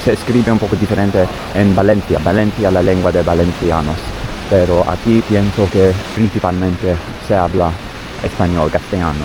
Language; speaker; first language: Spanish; non-native, learner; English